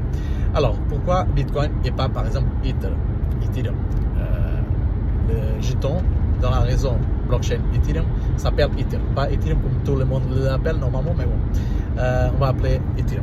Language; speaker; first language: French; non-native, learner; Portuguese